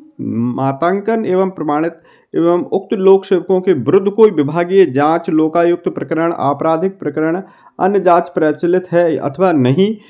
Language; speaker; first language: Hindi; native; Hindi